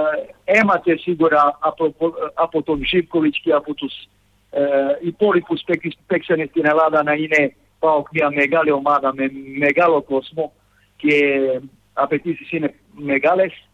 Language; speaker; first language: Greek; non-native, fluent; Serbian